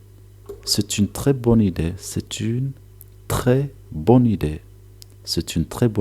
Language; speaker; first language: French; non-native, learner; Tigrinya